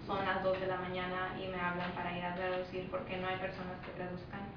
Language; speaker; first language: Spanish; early bilingual, other home language; English